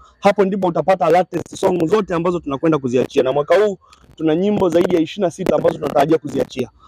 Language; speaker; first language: Swahili; native; Swahili